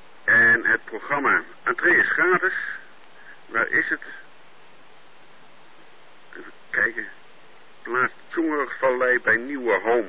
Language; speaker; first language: Dutch; native; Dutch